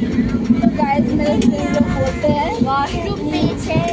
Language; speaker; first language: Hindi; non-native, local second language; Bangla